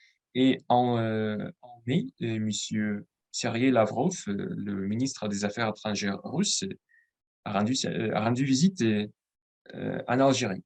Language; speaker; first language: French; non-native, fluent; Russian